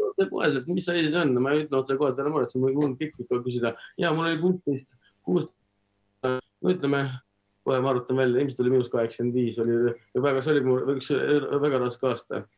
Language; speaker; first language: Estonian; non-native, local second language; Russian